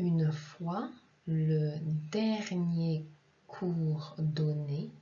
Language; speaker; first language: French; non-native, fluent; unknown